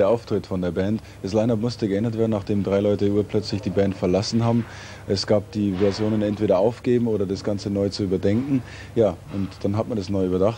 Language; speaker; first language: German; native; German